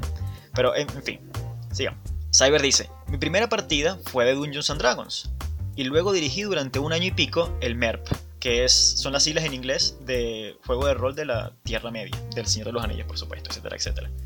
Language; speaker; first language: Spanish; native; Spanish